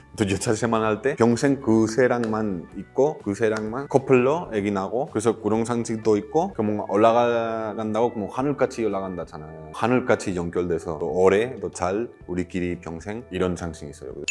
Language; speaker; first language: Korean; non-native, fluent; Spanish